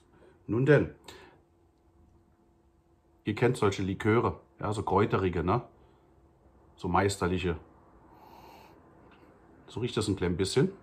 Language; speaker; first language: German; native; German